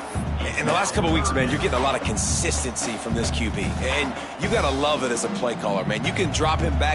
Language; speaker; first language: English; native; English